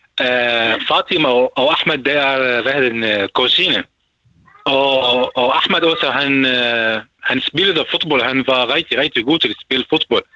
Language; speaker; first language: Danish; non-native, learner; Arabic